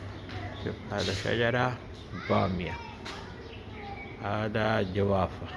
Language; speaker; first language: Arabic; non-native, learner; Urdu